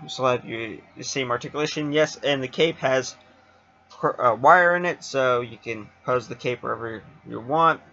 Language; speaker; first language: English; native; English